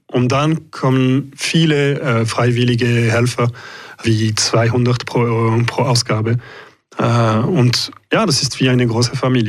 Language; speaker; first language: German; non-native, local second language; French